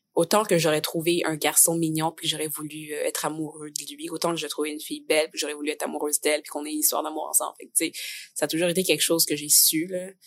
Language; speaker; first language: French; native; French